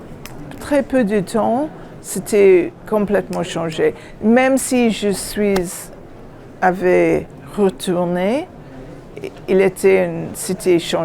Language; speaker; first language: French; non-native, learner; English